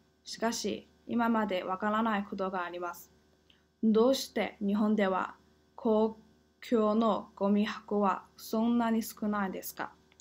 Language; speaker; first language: Japanese; non-native, learner; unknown